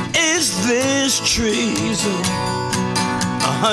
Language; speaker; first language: English; native; English